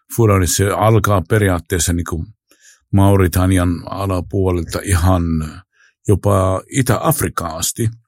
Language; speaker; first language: Finnish; non-native, fluent; Arabic